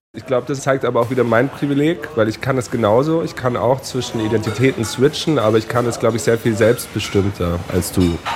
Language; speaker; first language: German; native; German